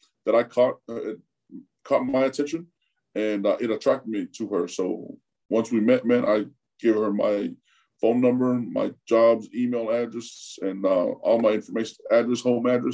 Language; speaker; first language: English; early bilingual, other home language; Tongan